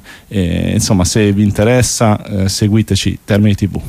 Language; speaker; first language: Italian; native; Italian